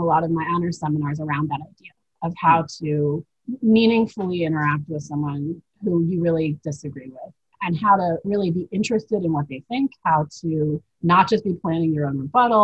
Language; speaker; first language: English; native; English